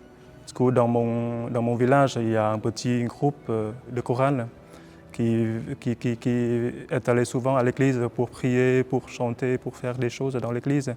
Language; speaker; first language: French; non-native, fluent; Vietnamese